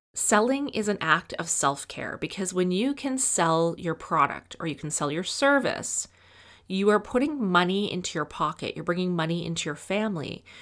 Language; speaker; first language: English; native; English